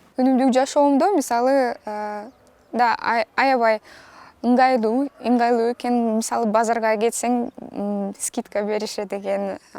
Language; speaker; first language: Kyrgyz; non-native, local second language; Russian